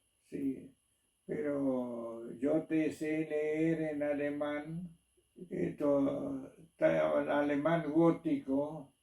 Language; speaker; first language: Spanish; non-native, local second language; German